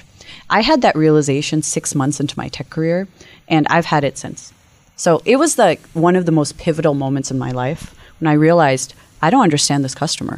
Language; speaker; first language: English; native; English